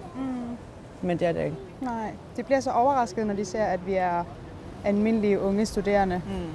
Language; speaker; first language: Danish; non-native, local second language; Kalaallisut